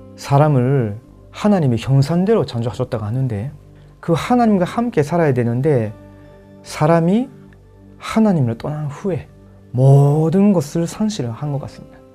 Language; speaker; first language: Korean; non-native, fluent; Japanese